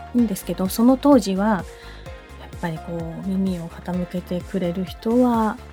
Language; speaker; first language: Japanese; native; Japanese